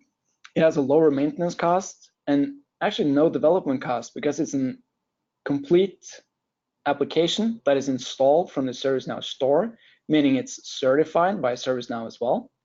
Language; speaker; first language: English; non-native, fluent; Norwegian